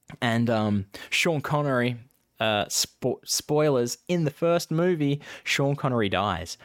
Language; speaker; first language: English; native; English